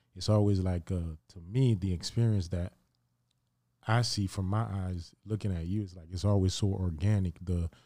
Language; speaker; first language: English; early bilingual, other home language; Haitian Creole